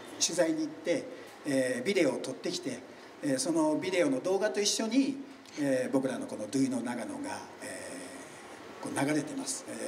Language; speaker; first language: Japanese; native; Japanese